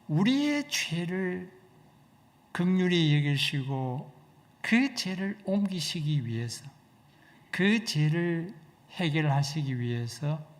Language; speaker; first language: Korean; native; Korean